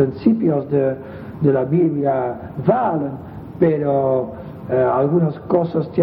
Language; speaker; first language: Spanish; non-native, fluent; Dutch